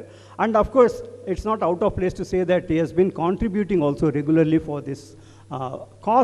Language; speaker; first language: Tamil; native; Tamil